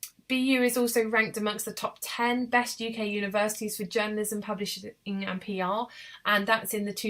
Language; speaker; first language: English; native; English